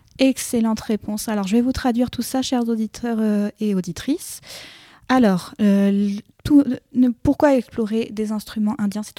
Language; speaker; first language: French; native; French